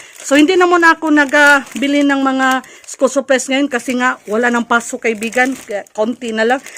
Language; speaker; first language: Filipino; non-native, local second language; Cebuano